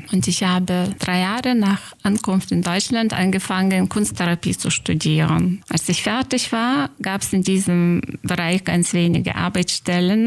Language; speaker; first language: German; non-native, fluent; Lithuanian